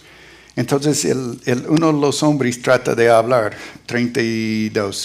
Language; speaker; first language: Spanish; non-native, fluent; English